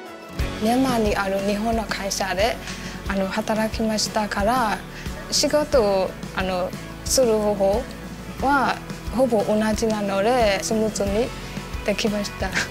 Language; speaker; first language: Japanese; non-native, fluent; Burmese